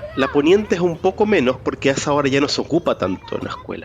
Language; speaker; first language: Spanish; native; Spanish